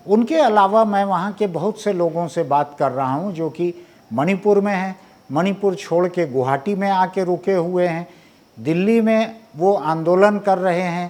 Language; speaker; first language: Hindi; native; Hindi